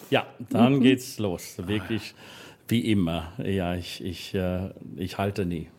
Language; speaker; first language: German; non-native, learner; English